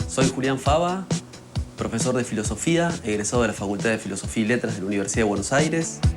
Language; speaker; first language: Spanish; native; Spanish